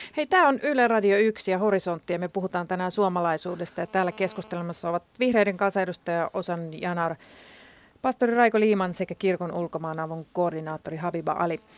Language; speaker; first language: Finnish; native; Finnish